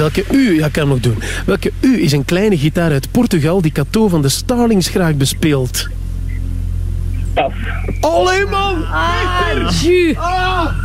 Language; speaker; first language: Dutch; native; Dutch